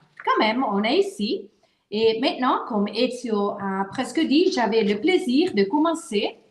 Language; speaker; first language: French; non-native, fluent; Italian